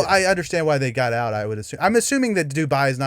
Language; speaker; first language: English; native; English